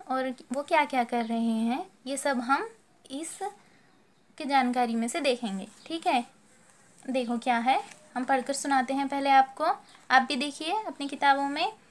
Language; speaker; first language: Urdu; native; Urdu